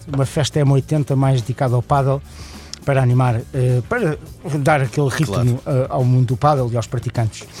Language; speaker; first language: Portuguese; native; Portuguese